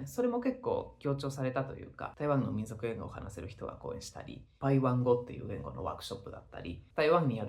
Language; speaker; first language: Japanese; non-native, fluent; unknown